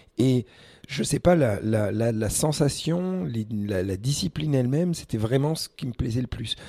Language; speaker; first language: French; early bilingual, other home language; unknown